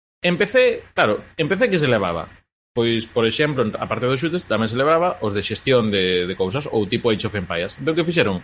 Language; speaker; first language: Galician; non-native, local second language; Spanish